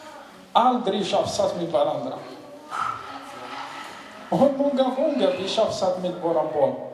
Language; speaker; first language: Swedish; non-native, learner; Arabic